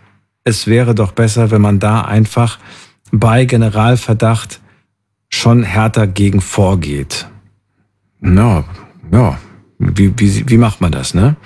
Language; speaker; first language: German; native; German